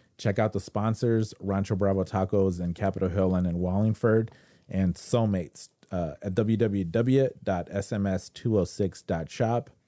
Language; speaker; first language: English; native; English